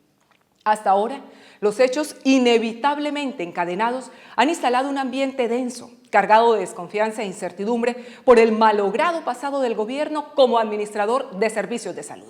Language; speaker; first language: Spanish; native; Spanish